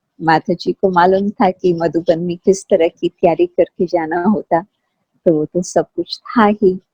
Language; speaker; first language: Hindi; non-native, fluent; Sindhi